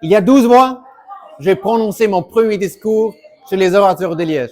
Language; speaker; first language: French; non-native, fluent; German